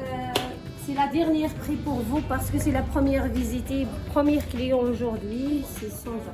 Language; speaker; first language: French; non-native, local second language; Arabic